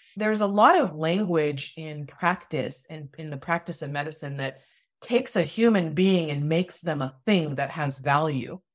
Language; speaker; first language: English; early bilingual, other home language; Hindi